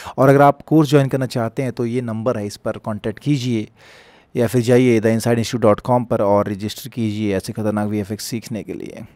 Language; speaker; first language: Hindi; native; Hindi